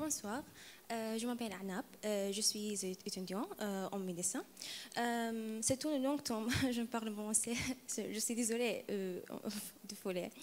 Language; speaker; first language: French; non-native, learner; Arabic